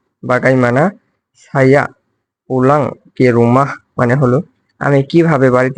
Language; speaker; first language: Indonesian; non-native, fluent; Bangla